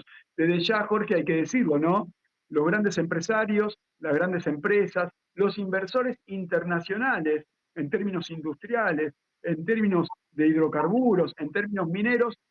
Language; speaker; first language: Spanish; native; Spanish